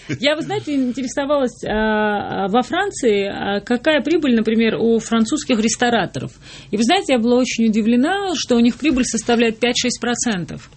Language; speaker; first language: Russian; non-native, local second language; Georgian